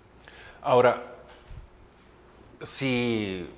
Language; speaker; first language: Spanish; native; Spanish